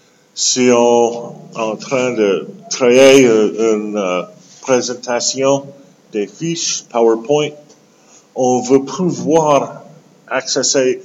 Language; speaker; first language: French; non-native, local second language; English